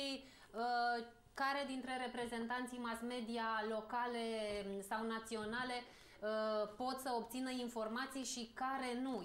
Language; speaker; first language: Romanian; native; Romanian